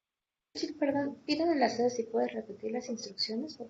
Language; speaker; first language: Spanish; native; Spanish